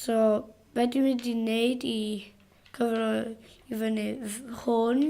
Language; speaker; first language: Welsh; non-native, local second language; English